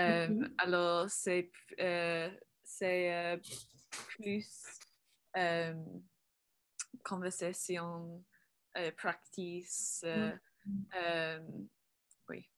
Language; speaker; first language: French; non-native, learner; English